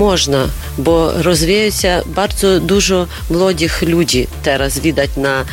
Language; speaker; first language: Polish; non-native, learner; Ukrainian